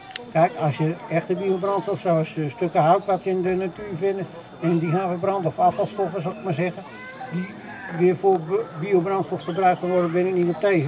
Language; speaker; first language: Dutch; native; Dutch